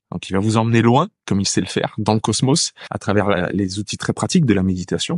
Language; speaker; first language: French; native; French